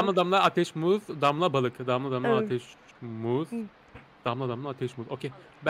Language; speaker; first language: Turkish; native; Turkish